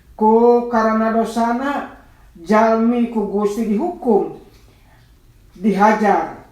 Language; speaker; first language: Sundanese; non-native, local second language; Nias